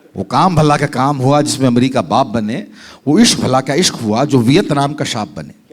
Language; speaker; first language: Hindi; native; Hindi